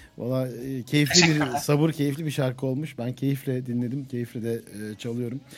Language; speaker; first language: Turkish; native; Turkish